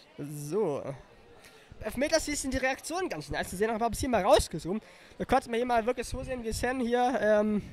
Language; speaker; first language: German; native; German